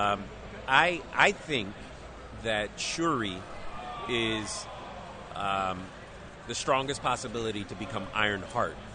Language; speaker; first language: English; native; English